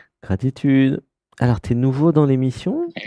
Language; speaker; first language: French; native; French